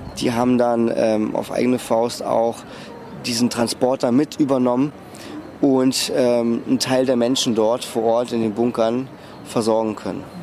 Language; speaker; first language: German; early bilingual, other home language; Russian